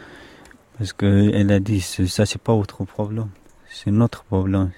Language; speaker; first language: French; non-native, learner; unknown